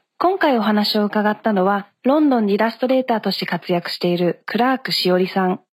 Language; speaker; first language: Japanese; early bilingual, heritage; Japanese